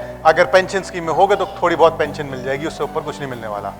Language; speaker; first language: Hindi; native; Hindi